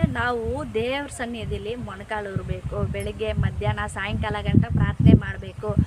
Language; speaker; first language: Kannada; non-native, local second language; Telugu